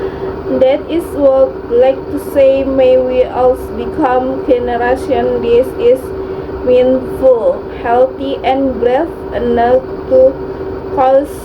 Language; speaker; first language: English; non-native, learner; Indonesian